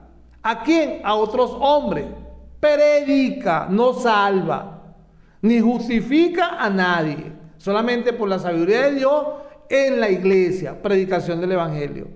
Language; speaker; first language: Spanish; native; Spanish